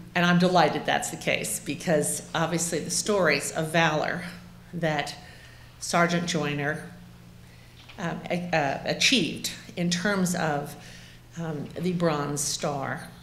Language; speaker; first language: English; native; English